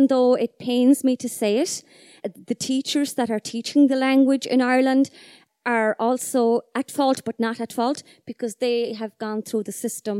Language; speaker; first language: English; non-native, local second language; Irish